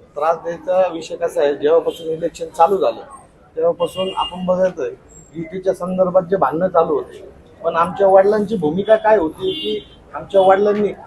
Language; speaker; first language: Marathi; native; Marathi